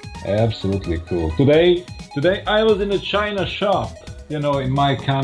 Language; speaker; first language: English; non-native, fluent; Croatian